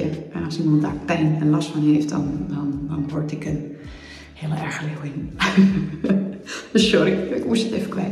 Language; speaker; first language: Dutch; native; Dutch